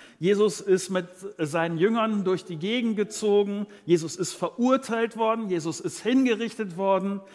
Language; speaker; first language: German; native; German